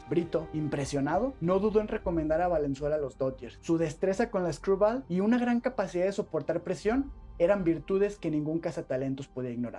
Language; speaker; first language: Spanish; native; Spanish